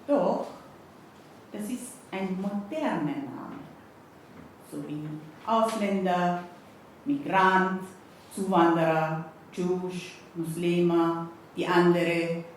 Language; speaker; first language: German; non-native, fluent; Persian